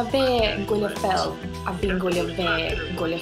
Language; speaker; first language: Welsh; non-native, learner; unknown